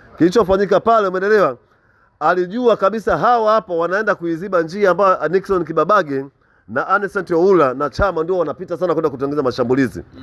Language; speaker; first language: Swahili; native; Swahili